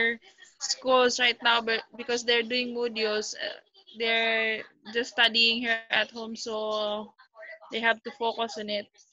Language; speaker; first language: English; non-native, local second language; Filipino